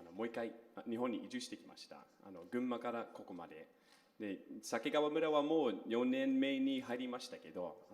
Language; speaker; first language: Japanese; non-native, fluent; English